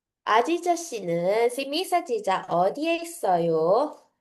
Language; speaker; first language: Korean; non-native, fluent; Filipino